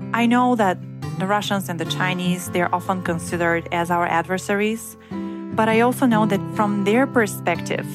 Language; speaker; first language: English; non-native, fluent; Bulgarian